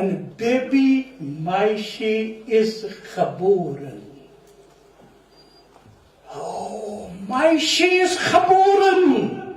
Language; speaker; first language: Dutch; non-native, fluent; Urdu